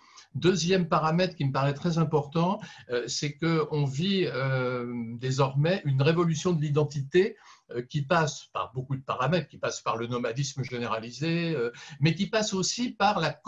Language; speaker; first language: French; native; French